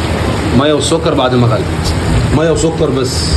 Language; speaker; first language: Arabic; native; Arabic